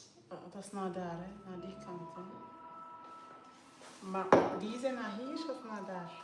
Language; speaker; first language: Dutch; non-native, learner; English